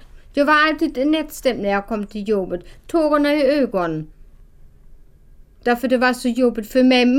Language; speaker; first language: Swedish; non-native, fluent; German